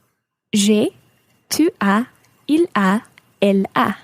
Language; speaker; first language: French; non-native, learner; English